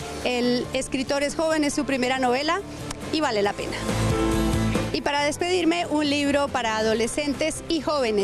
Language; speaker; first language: Spanish; native; Spanish